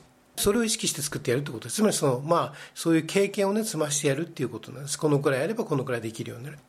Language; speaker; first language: Japanese; native; Japanese